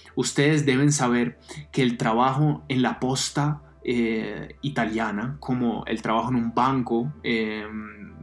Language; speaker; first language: Spanish; non-native, fluent; Italian